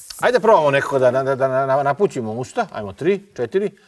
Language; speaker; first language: Serbian; native; Serbian